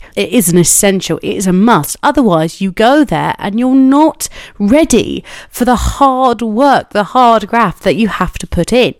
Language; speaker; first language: English; native; English